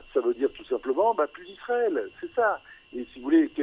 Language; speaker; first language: French; native; French